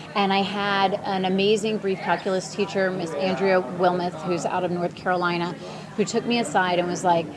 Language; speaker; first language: English; early bilingual, other home language; Ukrainian